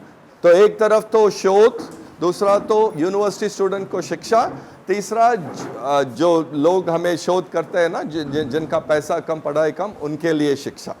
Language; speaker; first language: Hindi; non-native, local second language; Tamil